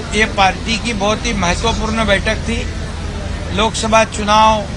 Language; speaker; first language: Hindi; non-native, local second language; Marathi